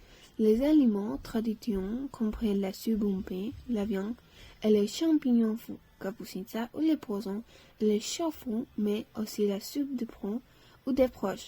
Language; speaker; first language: French; non-native, learner; Slovak